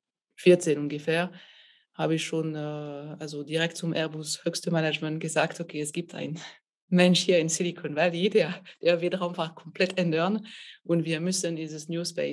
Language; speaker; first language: German; non-native, fluent; French